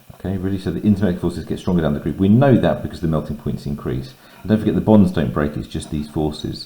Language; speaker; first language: English; native; English